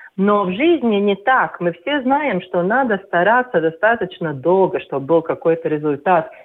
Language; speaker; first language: Russian; non-native, local second language; Latvian